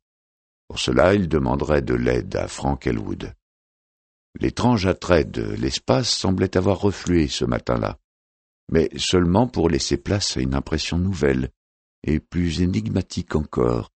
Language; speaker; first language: French; native; French